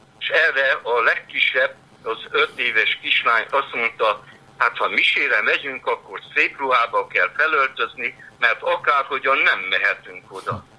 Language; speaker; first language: Hungarian; native; Hungarian